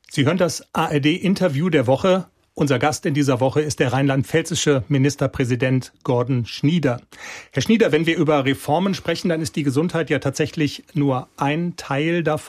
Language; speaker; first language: German; native; German